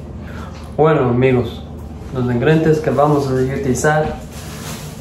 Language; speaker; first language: Spanish; non-native, learner; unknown